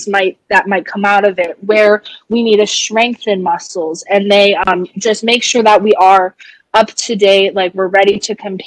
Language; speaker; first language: English; native; English